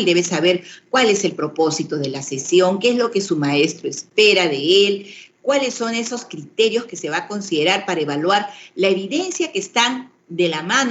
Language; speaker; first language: Spanish; native; Spanish